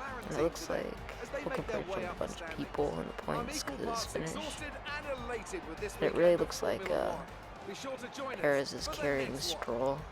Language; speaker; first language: English; native; English